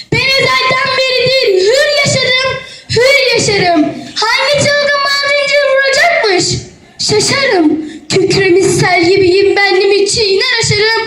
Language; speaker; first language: Turkish; native; Turkish